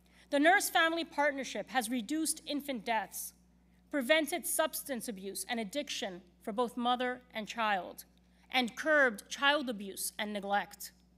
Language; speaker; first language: English; non-native, local second language; Spanish